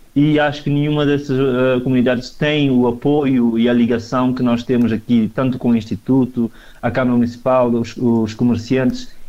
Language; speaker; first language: Portuguese; non-native, local second language; Kabuverdianu